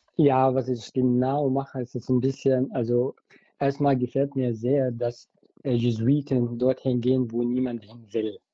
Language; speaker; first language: German; non-native, fluent; Arabic